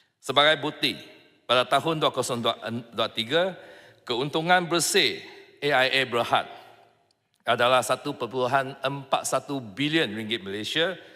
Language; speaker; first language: Malay; non-native, local second language; Chinese